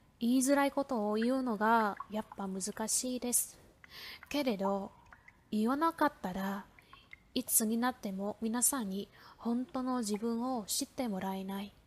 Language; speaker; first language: Japanese; non-native, fluent; Vietnamese